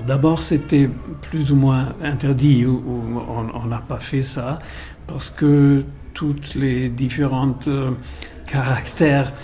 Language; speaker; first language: French; non-native, fluent; German